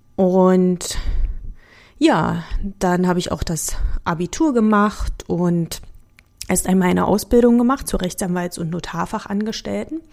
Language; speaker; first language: German; native; German